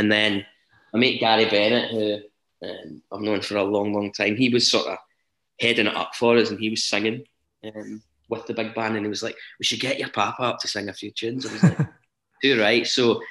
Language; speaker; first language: English; native; English